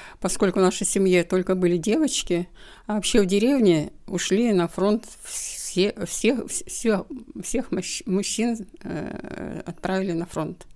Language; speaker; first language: Russian; native; Russian